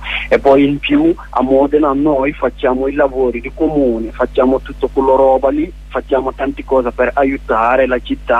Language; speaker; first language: Italian; non-native, learner; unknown